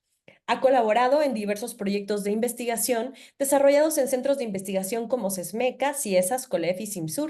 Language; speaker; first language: Spanish; native; Spanish